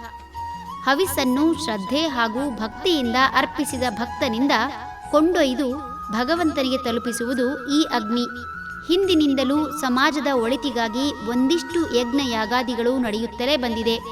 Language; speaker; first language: Kannada; native; Kannada